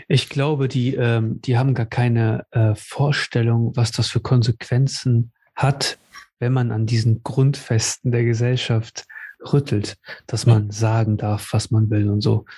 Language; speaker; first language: German; native; German